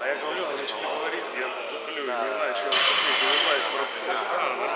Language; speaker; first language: Russian; native; Russian